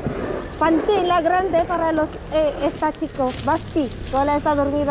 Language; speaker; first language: Spanish; non-native, learner; Filipino